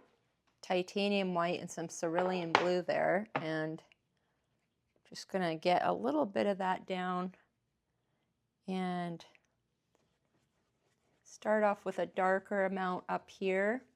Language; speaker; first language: English; native; English